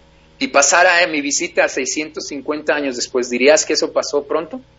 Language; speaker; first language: Spanish; native; Spanish